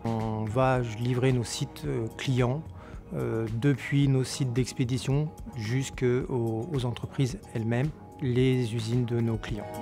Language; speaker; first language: French; native; French